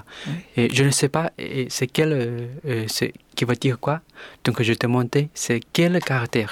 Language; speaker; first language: French; non-native, learner; Chinese